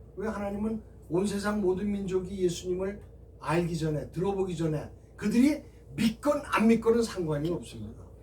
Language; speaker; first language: Korean; native; Korean